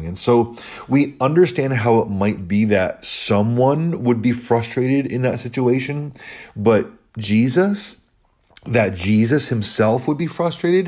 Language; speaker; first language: English; native; English